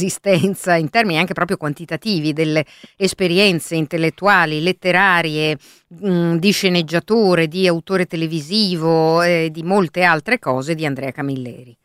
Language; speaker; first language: Italian; native; Italian